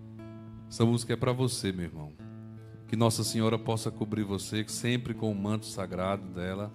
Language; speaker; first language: Portuguese; native; Portuguese